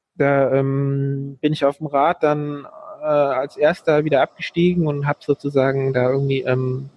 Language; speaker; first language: German; native; German